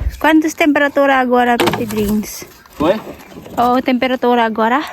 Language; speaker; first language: Portuguese; non-native, learner; Filipino